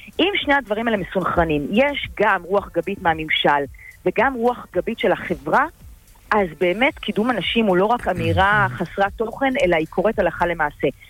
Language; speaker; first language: Hebrew; native; Hebrew